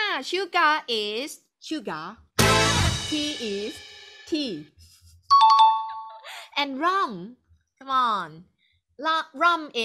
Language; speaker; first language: English; non-native, fluent; Thai